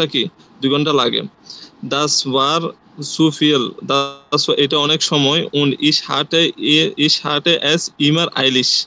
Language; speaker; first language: German; non-native, learner; Bangla